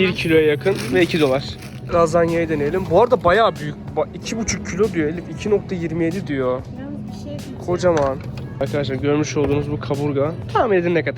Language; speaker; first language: Turkish; native; Turkish